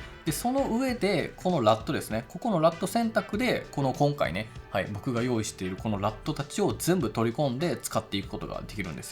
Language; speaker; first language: Japanese; native; Japanese